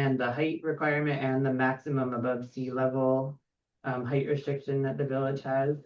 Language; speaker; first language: English; native; English